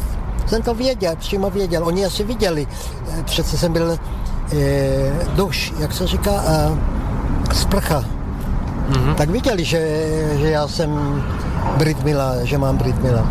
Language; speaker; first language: Czech; non-native, local second language; Slovak